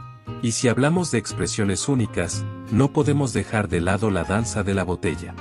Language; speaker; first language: Spanish; native; Spanish